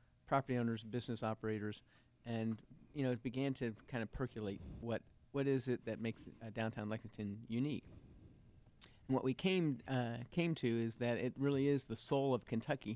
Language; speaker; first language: English; native; English